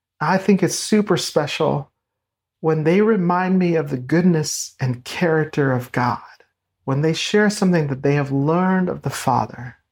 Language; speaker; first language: English; native; English